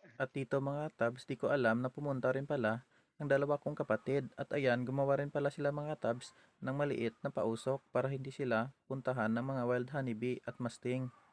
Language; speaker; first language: Filipino; non-native, local second language; Hiligaynon